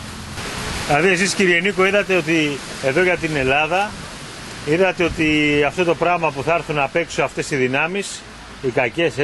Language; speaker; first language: Greek; native; Greek